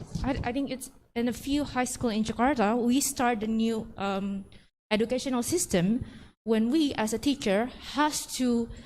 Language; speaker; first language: English; non-native, fluent; Indonesian